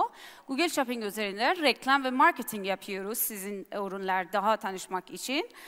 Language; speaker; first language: Turkish; non-native, learner; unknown